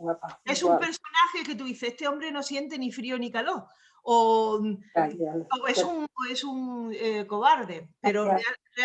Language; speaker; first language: Spanish; native; Spanish